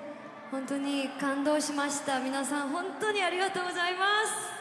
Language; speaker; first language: Japanese; non-native, fluent; Korean